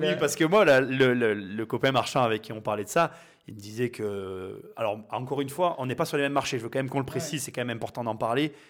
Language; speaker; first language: French; native; French